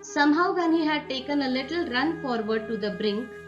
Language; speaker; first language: English; non-native, local second language; Marathi